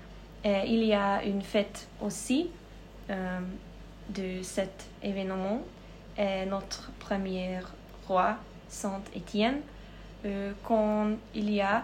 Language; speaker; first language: French; non-native, learner; Hungarian